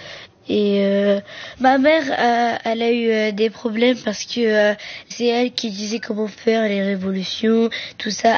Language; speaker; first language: French; early bilingual, other home language; Arabic